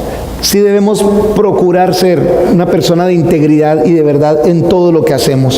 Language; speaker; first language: Spanish; native; Spanish